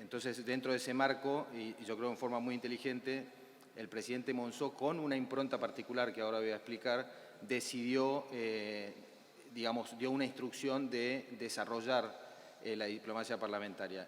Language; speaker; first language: Spanish; native; Spanish